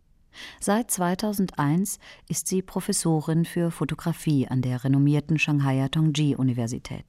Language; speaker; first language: German; native; German